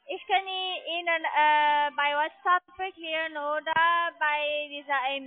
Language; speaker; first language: German; non-native, learner; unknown